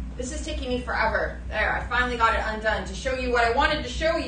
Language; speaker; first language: English; native; English